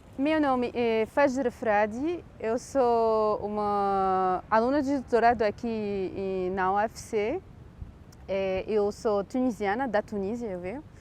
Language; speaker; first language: Portuguese; non-native, fluent; Arabic